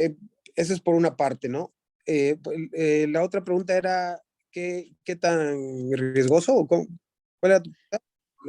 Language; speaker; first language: Spanish; native; Spanish